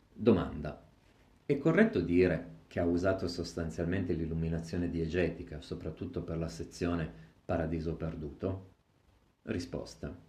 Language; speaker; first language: Italian; native; Italian